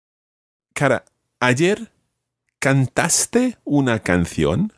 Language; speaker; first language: Spanish; non-native, fluent; English